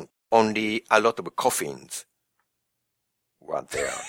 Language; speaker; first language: English; non-native, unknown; Japanese